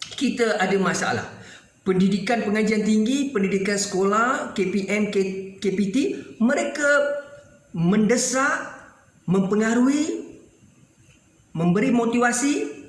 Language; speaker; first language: Malay; native; Malay